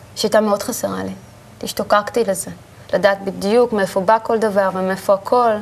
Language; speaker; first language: Hebrew; native; Hebrew